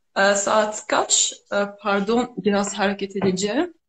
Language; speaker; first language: Turkish; non-native, fluent; Indonesian